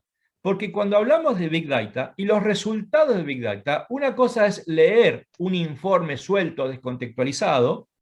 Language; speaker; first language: Spanish; native; Spanish